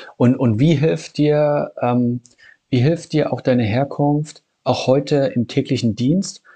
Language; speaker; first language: German; native; German